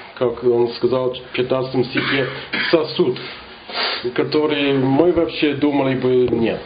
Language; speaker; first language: Russian; non-native, learner; English